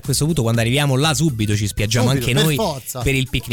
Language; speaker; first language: Italian; native; Italian